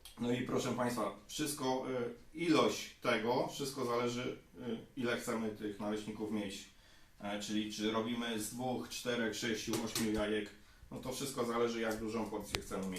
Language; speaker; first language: Polish; native; Polish